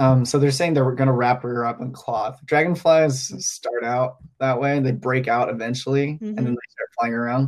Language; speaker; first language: English; native; English